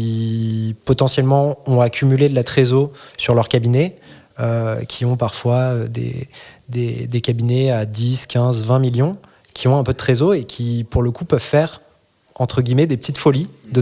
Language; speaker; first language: French; native; French